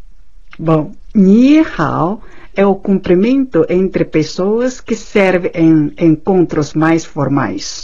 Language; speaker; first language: Portuguese; non-native, fluent; Chinese